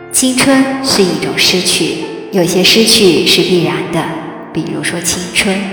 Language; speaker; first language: Chinese; native; Chinese